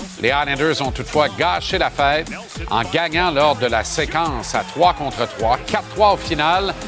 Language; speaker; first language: French; native; French